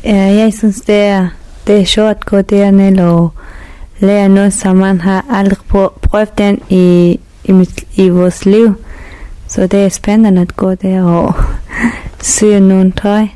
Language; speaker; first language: Danish; non-native, learner; Persian